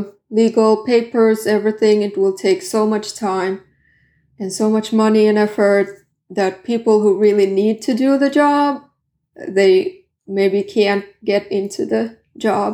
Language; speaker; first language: English; non-native, fluent; Swedish